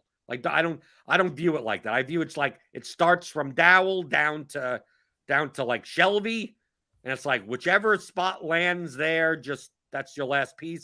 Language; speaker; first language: English; native; English